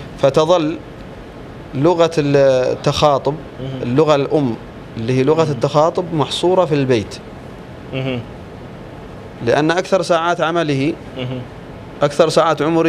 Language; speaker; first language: Arabic; native; Arabic